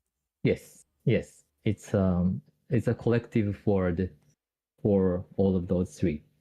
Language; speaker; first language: English; non-native, fluent; Japanese